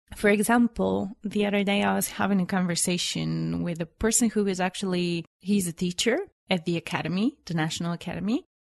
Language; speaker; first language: English; non-native, fluent; Bulgarian